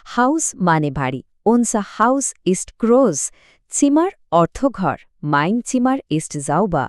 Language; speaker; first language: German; non-native, fluent; Bangla